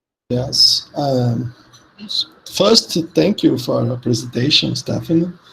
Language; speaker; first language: English; non-native, learner; Portuguese